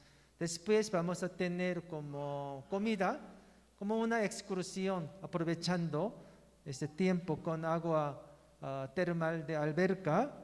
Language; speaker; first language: Spanish; non-native, learner; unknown